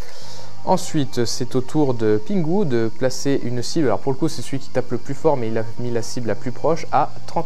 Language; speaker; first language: French; native; French